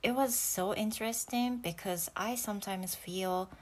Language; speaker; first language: English; non-native, fluent; Japanese